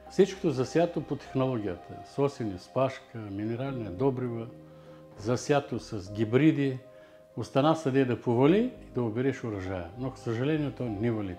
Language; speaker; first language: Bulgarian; native; Bulgarian